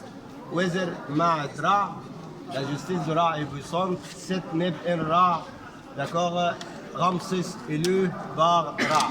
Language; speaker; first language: French; non-native, fluent; Arabic